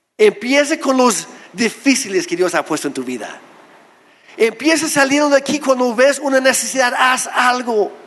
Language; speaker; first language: Spanish; non-native, fluent; English